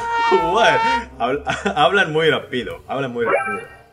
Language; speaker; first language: Spanish; non-native, learner; Indonesian